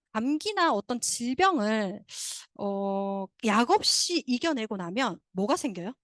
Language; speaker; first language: Korean; native; Korean